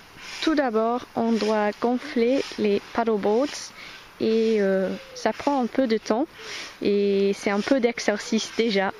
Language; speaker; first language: French; non-native, fluent; English